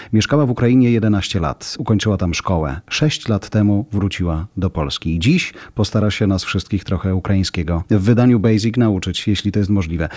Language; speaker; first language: Polish; native; Polish